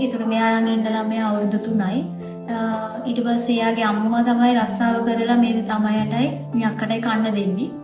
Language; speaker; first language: Sinhala; native; Sinhala